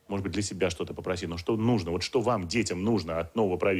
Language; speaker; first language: Russian; native; Russian